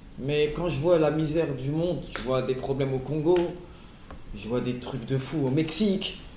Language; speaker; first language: French; native; French